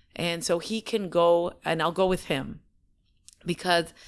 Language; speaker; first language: English; native; English